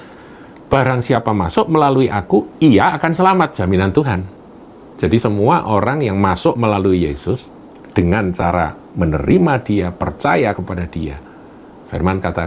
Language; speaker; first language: Indonesian; native; Indonesian